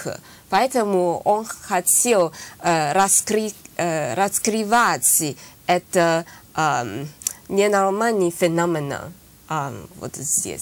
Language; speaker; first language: Russian; non-native, learner; Chinese